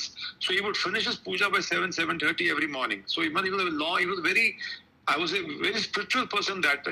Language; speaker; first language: English; non-native, local second language; Kashmiri